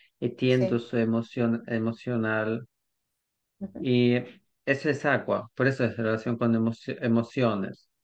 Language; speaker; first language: Spanish; non-native, learner; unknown